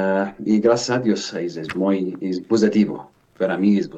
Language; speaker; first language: Spanish; non-native, learner; Arabic